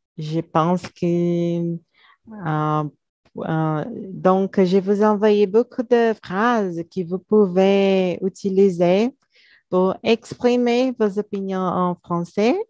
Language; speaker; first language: French; non-native, learner; Portuguese